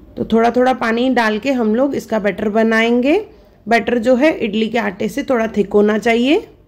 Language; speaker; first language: Hindi; non-native, local second language; Sindhi